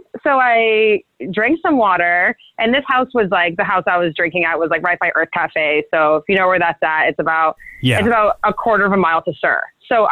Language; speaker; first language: English; native; English